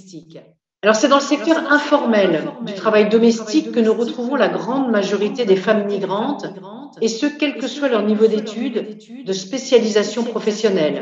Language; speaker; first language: French; native; French